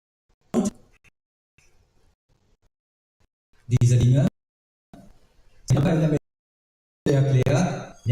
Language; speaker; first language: German; non-native, learner; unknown